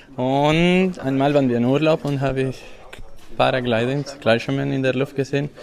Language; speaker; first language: German; non-native, learner; Spanish